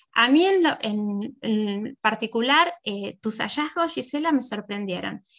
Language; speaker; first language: Spanish; native; Spanish